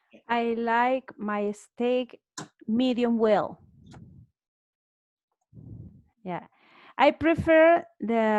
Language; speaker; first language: English; non-native, learner; Spanish